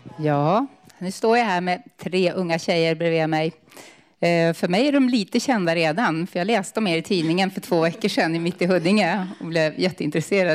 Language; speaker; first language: Swedish; native; Swedish